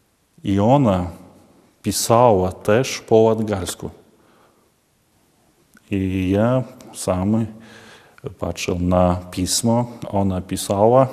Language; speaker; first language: Polish; non-native, learner; Latvian